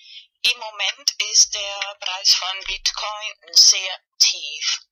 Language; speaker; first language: German; non-native, fluent; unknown